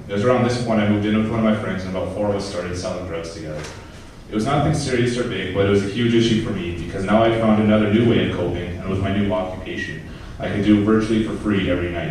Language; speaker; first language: English; native; English